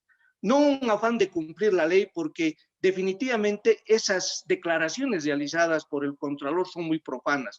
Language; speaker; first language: Spanish; native; Spanish